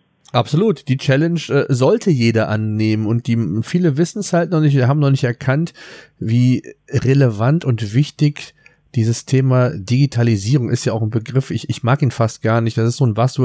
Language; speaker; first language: German; native; German